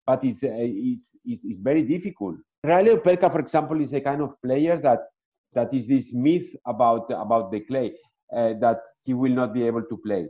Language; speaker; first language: English; non-native, fluent; Spanish